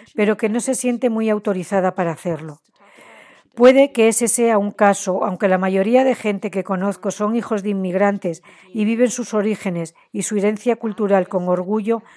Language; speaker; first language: Spanish; non-native, fluent; Chinese